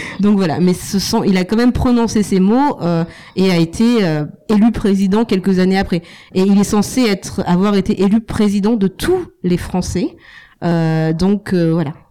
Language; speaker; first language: French; early bilingual, other home language; Malagasy